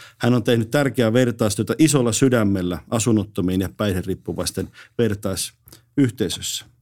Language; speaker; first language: Finnish; native; Finnish